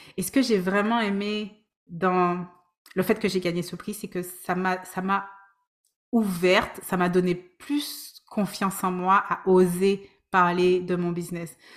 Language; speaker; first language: French; native; French